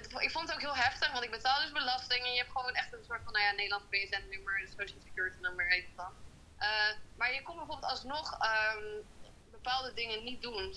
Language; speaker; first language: Dutch; native; Dutch